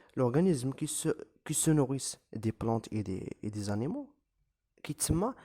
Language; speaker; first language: French; non-native, local second language; Arabic